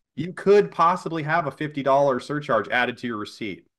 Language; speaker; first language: English; native; English